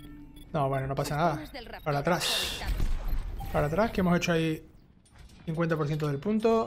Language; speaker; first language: Spanish; native; Spanish